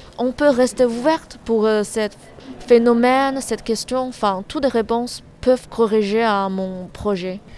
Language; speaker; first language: French; non-native, learner; Chinese